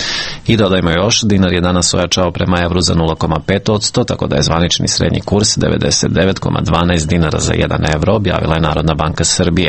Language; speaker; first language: Serbian; native; Serbian